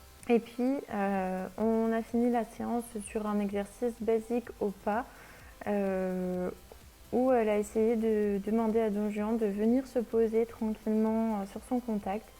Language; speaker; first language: French; native; French